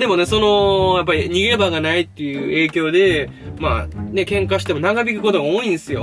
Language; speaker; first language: Japanese; native; Japanese